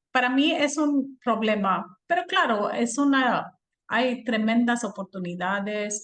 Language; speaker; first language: Spanish; non-native, fluent; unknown